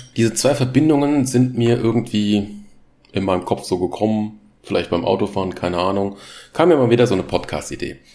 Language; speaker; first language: German; native; German